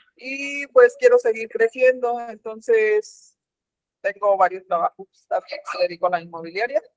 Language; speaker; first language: Spanish; native; Spanish